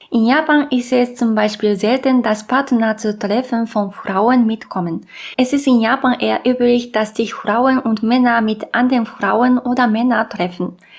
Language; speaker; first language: German; non-native, fluent; Japanese